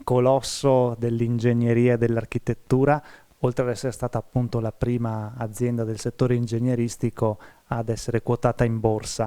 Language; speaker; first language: Italian; native; Italian